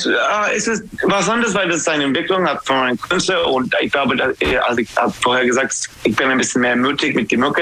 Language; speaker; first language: German; non-native, fluent; English